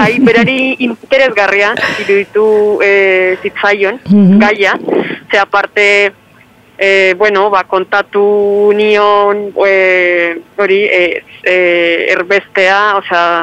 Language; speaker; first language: Basque; non-native, fluent; Spanish